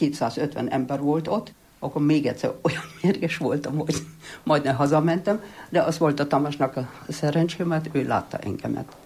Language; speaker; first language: Hungarian; non-native, fluent; German